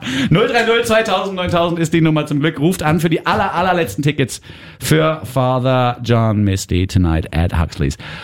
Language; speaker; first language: German; native; German